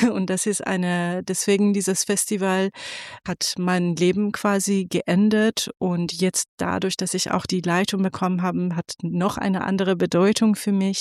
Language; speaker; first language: German; non-native, fluent; Persian